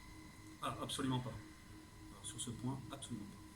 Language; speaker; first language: French; native; French